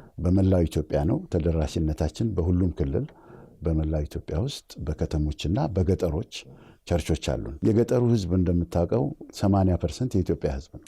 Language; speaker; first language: Amharic; native; Amharic